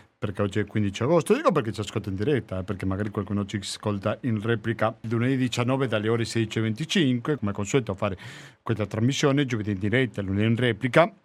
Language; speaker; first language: Italian; non-native, fluent; Spanish